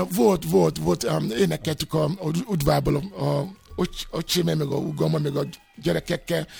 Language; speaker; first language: Hungarian; non-native, fluent; Yoruba